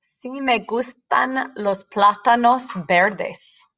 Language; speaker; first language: Spanish; non-native, fluent; English